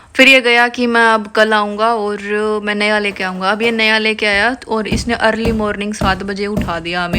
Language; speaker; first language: Hindi; native; Hindi